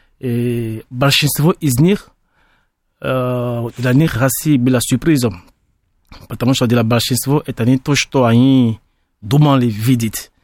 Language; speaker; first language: Russian; non-native, fluent; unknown